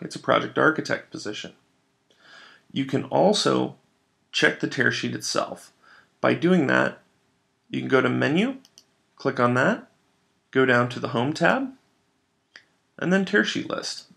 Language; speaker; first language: English; native; English